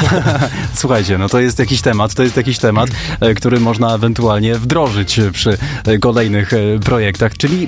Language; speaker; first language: Polish; native; Polish